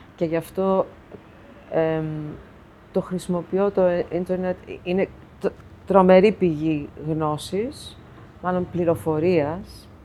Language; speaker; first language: Greek; early bilingual, heritage; Greek